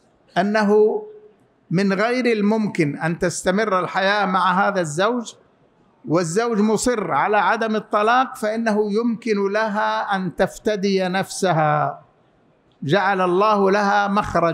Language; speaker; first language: Arabic; native; Arabic